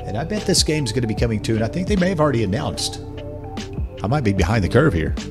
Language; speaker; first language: English; native; English